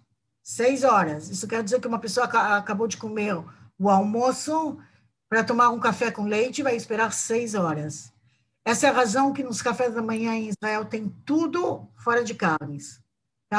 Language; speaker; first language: Portuguese; non-native, fluent; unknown